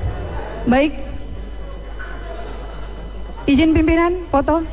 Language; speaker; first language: Indonesian; native; Indonesian